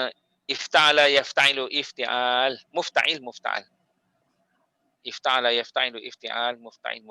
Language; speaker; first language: Arabic; non-native, fluent; Malay